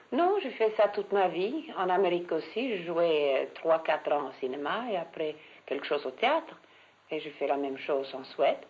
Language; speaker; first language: French; non-native, fluent; Swedish